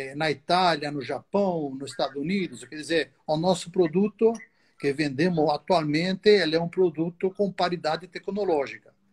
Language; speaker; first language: Portuguese; early bilingual, other home language; Italian